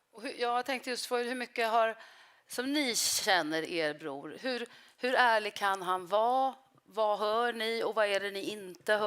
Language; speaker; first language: Swedish; native; Swedish